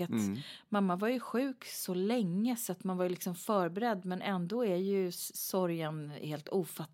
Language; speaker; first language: Swedish; native; Swedish